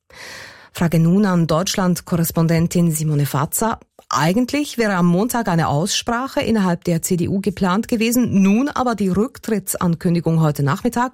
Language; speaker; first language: German; native; German